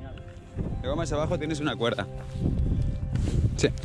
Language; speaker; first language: Spanish; native; Spanish